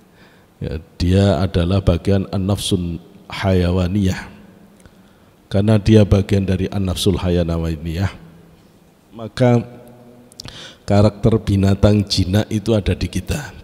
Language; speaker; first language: Indonesian; native; Indonesian